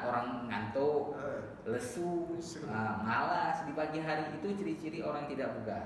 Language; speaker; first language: Indonesian; native; Indonesian